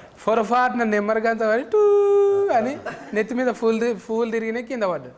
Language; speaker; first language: Telugu; native; Telugu